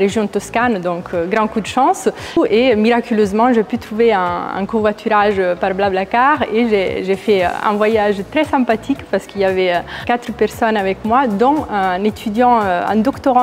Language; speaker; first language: French; non-native, fluent; Italian